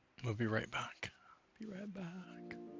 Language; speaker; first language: English; native; English